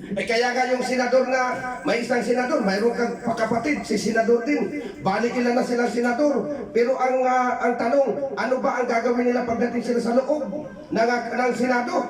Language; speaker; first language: Filipino; non-native, local second language; Bikol